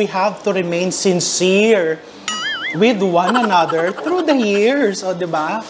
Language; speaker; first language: English; non-native, local second language; Filipino